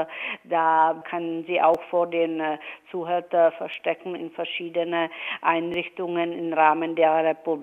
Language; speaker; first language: German; non-native, fluent; Czech